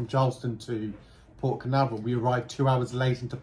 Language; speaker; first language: English; native; English